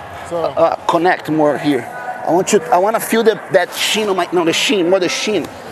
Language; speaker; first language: English; non-native, fluent; Portuguese